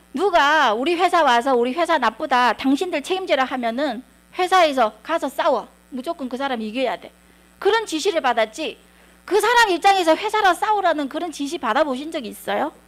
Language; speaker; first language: Korean; native; Korean